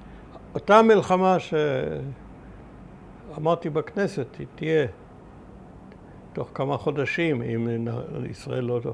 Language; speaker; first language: Hebrew; early bilingual, other home language; German